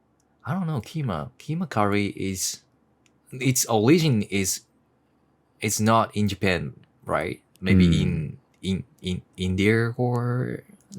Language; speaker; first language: English; non-native, learner; Japanese